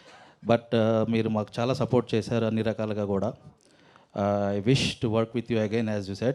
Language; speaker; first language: Telugu; native; Telugu